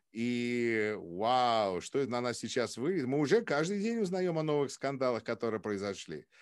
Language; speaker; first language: Russian; native; Russian